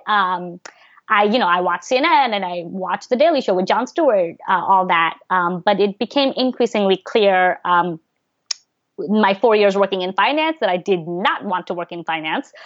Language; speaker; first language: English; early bilingual, other home language; Bangla